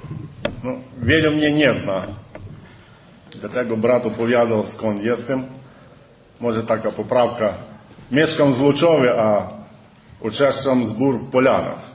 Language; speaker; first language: Polish; early bilingual, heritage; Polish